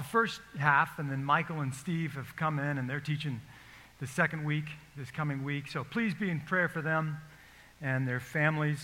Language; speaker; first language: English; native; English